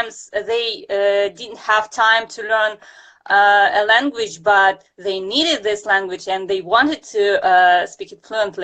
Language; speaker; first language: English; non-native, fluent; Russian